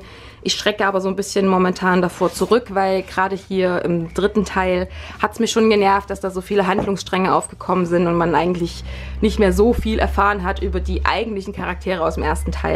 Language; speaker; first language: German; native; German